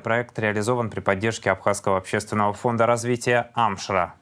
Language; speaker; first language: Russian; native; Russian